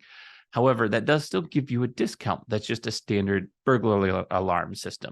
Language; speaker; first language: English; native; English